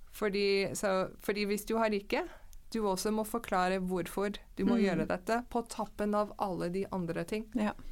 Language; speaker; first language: Norwegian; non-native, fluent; English